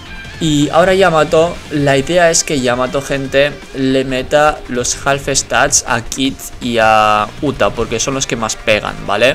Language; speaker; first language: Spanish; native; Spanish